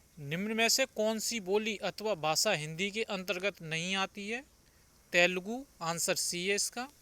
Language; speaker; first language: Hindi; native; Hindi